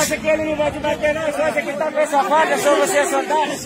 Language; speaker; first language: Portuguese; non-native, learner; Haitian Creole